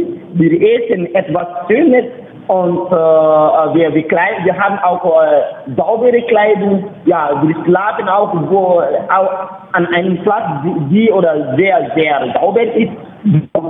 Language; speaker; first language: German; non-native, learner; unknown